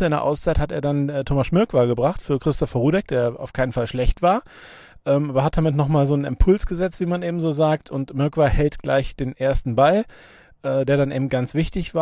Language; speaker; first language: German; native; German